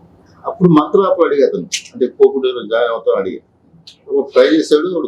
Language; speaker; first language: Telugu; native; Telugu